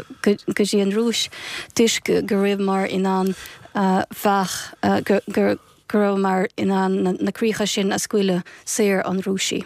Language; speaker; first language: Irish; non-native, fluent; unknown